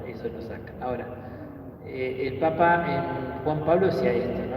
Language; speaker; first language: Spanish; native; Spanish